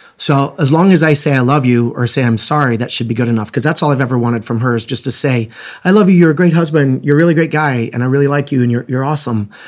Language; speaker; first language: English; native; English